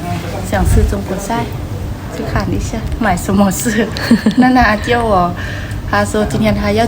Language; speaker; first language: Chinese; non-native, learner; Lao